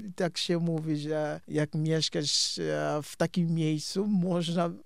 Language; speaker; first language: Polish; non-native, fluent; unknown